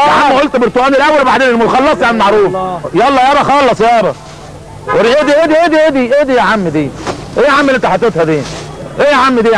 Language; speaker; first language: Arabic; native; Arabic